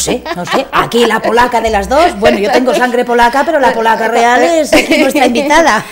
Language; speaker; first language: Spanish; native; Spanish